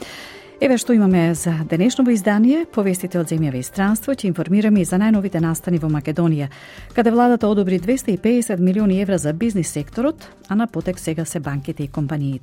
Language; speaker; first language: Macedonian; native; Macedonian